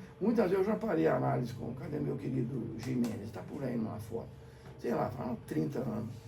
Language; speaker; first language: Portuguese; native; Portuguese